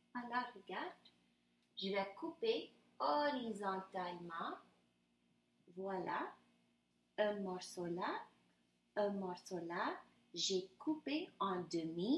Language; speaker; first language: French; non-native, fluent; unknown